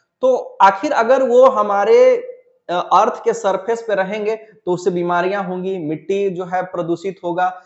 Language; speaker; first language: Hindi; native; Hindi